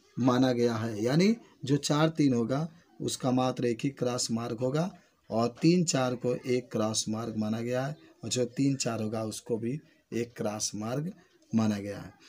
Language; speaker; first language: Hindi; native; Hindi